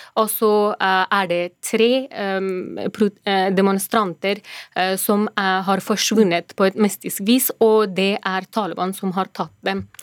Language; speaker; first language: Norwegian; non-native, fluent; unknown